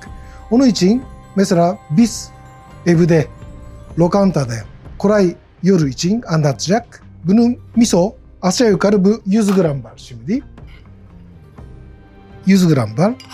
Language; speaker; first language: Turkish; non-native, learner; Japanese